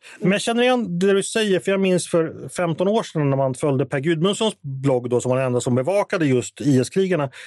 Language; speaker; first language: Swedish; native; Swedish